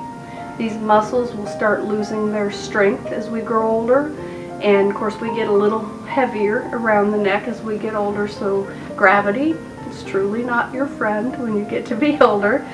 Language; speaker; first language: English; native; English